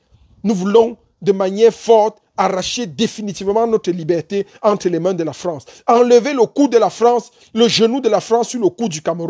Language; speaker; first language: French; native; French